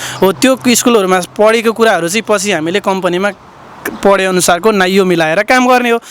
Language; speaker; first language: Nepali; native; Nepali